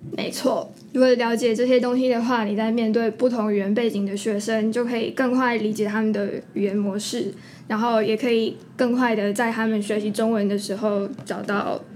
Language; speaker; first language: Chinese; native; Chinese